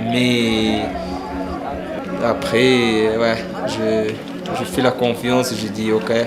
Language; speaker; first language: French; non-native, learner; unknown